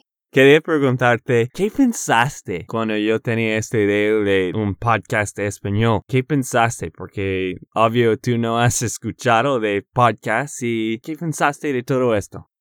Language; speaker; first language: Spanish; non-native, fluent; English